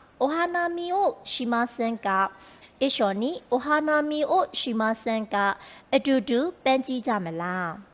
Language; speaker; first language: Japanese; non-native, fluent; Burmese